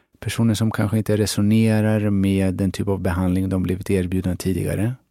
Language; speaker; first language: Swedish; early bilingual, other home language; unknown